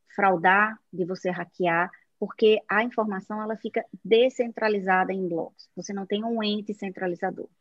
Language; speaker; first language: Portuguese; native; Portuguese